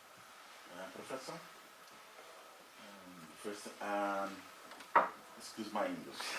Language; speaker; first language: English; non-native, learner; Portuguese